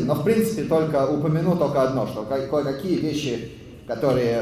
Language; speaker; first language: Russian; native; Russian